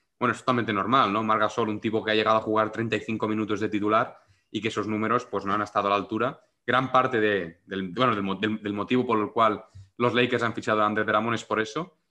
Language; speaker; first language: Spanish; non-native, local second language; Catalan